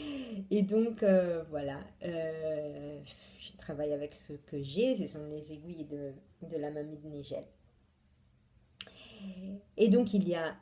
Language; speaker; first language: French; non-native, fluent; Italian